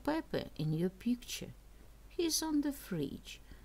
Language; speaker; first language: English; non-native, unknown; Russian